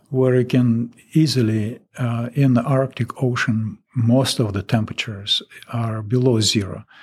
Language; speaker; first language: English; non-native, fluent; Russian